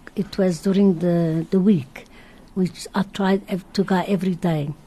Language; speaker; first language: English; non-native, learner; Portuguese